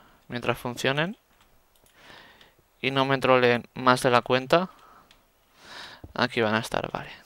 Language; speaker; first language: Spanish; native; Spanish